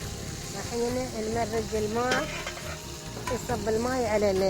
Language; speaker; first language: Arabic; native; Arabic